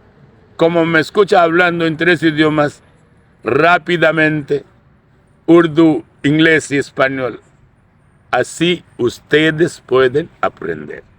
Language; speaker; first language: Spanish; non-native, fluent; Urdu